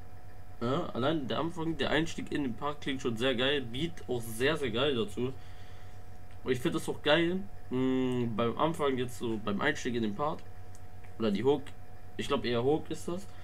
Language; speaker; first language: German; native; German